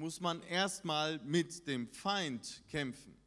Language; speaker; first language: German; non-native, fluent; Russian